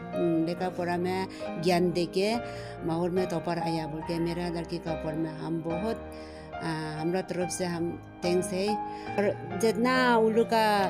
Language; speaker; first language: Hindi; non-native, local second language; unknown